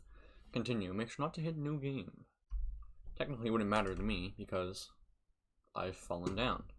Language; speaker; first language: English; native; English